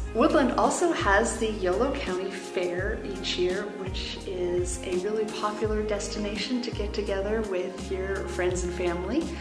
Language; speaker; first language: English; native; English